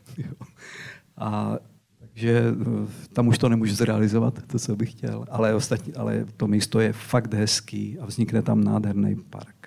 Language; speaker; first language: Czech; native; Czech